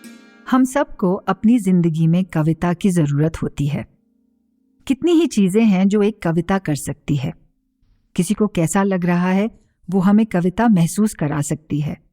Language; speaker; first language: Hindi; native; Hindi